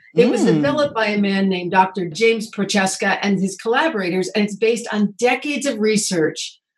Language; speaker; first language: English; native; English